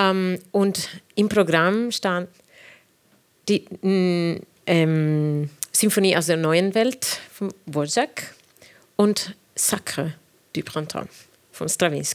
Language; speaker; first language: German; non-native, fluent; Spanish